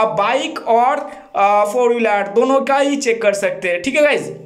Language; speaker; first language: Hindi; non-native, local second language; Bangla